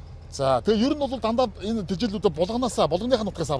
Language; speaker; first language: Mongolian; native; Mongolian